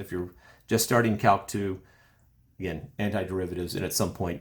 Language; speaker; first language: English; native; English